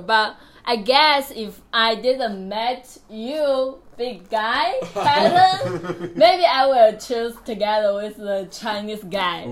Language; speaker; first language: English; non-native, learner; Chinese